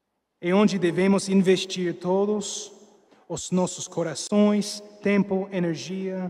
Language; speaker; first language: Portuguese; non-native, fluent; English